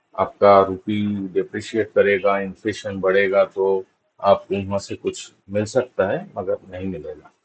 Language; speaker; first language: Hindi; non-native, local second language; Bangla